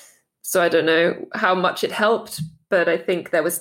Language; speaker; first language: English; native; English